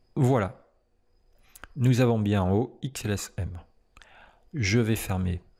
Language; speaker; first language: French; native; French